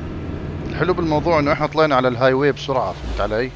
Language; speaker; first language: Arabic; native; Arabic